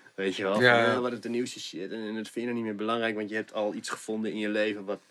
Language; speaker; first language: Dutch; native; Dutch